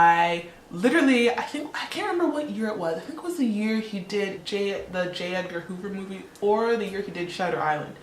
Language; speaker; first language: English; early bilingual, other home language; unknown